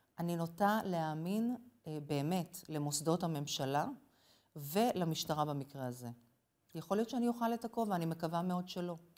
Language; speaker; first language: Hebrew; non-native, fluent; English